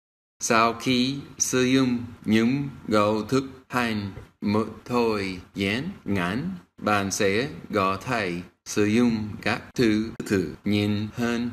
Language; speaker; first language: Vietnamese; non-native, learner; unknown